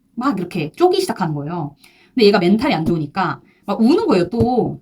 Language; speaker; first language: Korean; native; Korean